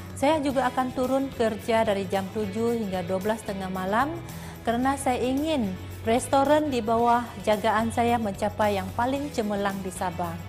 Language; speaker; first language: Malay; non-native, local second language; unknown